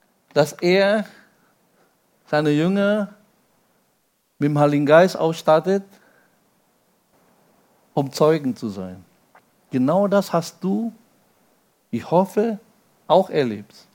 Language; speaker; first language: German; non-native, fluent; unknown